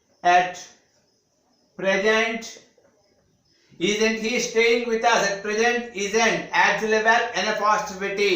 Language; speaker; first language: English; non-native, local second language; Telugu